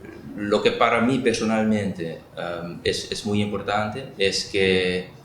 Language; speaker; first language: Spanish; non-native, local second language; Papiamento